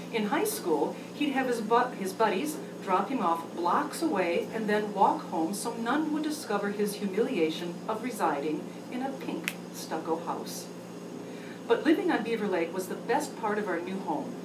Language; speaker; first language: English; native; English